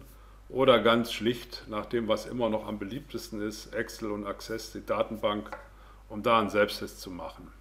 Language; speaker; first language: German; native; German